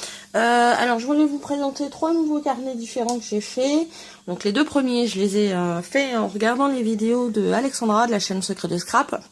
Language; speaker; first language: French; native; French